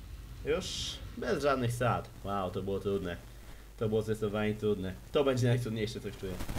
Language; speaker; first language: Polish; native; Polish